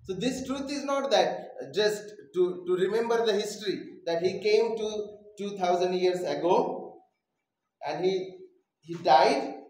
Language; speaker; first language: English; non-native, local second language; Marathi